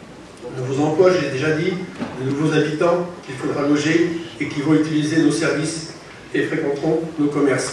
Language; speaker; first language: French; native; French